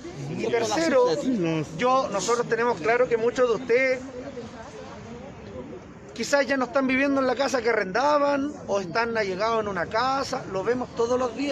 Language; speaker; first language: Spanish; native; Spanish